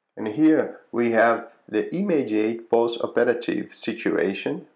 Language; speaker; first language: English; non-native, fluent; Portuguese